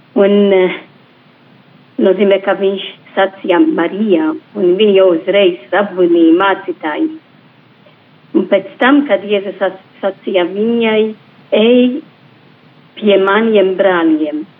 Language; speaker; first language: Latvian; non-native, fluent; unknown